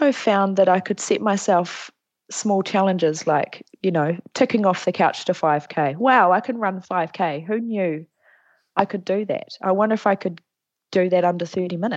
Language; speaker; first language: English; native; English